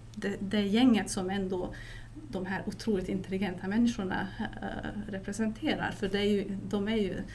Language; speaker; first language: Swedish; non-native, fluent; Romanian